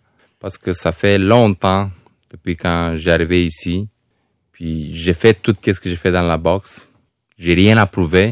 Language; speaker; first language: French; non-native, fluent; Romanian